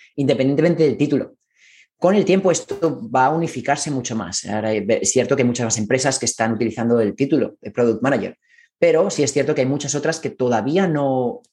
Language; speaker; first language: Spanish; native; Spanish